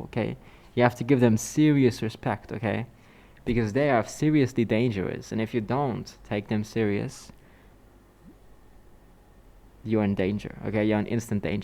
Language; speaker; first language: English; non-native, fluent; German